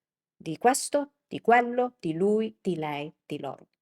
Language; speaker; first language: Italian; non-native, fluent; English